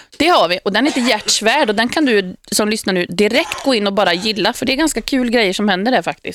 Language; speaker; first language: Swedish; native; Swedish